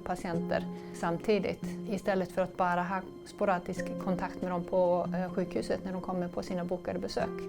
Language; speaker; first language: Swedish; native; Swedish